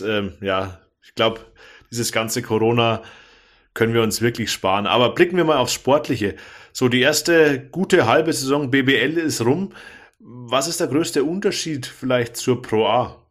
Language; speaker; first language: German; native; German